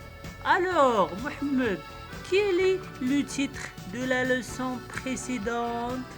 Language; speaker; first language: French; non-native, local second language; Arabic